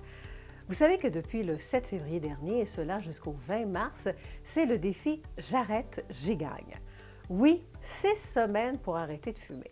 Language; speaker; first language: French; native; French